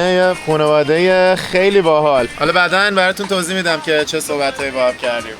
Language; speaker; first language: Persian; native; Persian